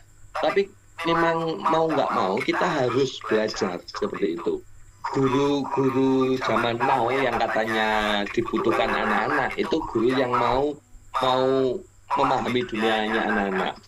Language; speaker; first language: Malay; non-native, local second language; Javanese